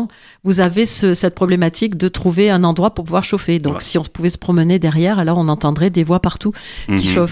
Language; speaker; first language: French; native; French